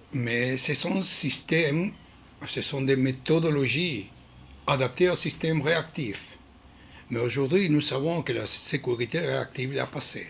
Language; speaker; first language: French; non-native, learner; Hebrew